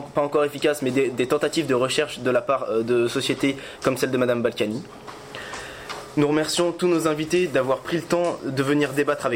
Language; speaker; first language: French; native; French